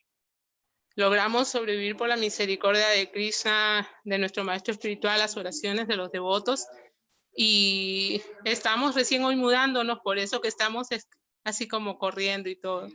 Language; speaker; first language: Spanish; native; Spanish